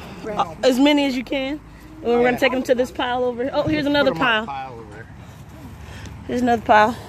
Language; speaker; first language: English; native; English